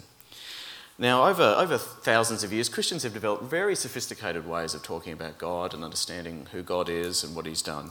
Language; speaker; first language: English; native; English